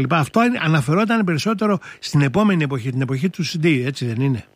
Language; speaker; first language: Greek; native; Greek